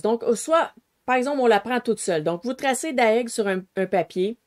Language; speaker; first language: French; native; French